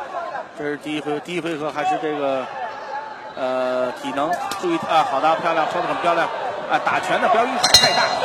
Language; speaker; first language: Chinese; native; Chinese